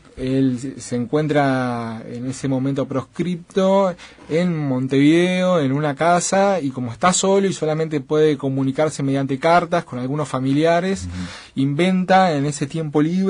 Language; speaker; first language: Spanish; native; Spanish